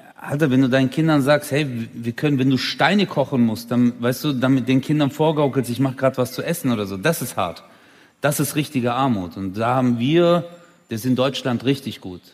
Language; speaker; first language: German; early bilingual, other home language; Turkish